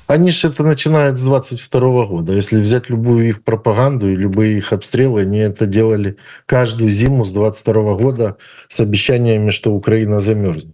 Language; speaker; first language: Russian; native; Russian